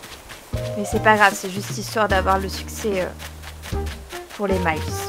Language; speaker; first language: French; native; French